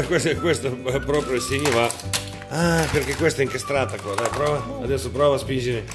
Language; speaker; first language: Italian; non-native, fluent; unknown